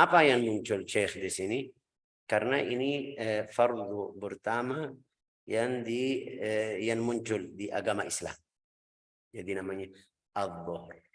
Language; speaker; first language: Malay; non-native, fluent; Arabic